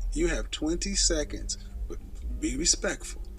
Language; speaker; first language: English; native; English